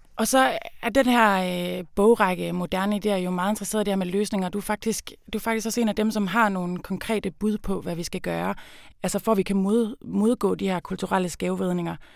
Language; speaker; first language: Danish; native; Danish